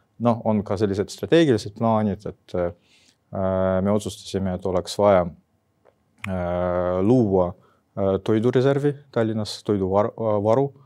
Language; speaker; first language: Estonian; non-native, local second language; Russian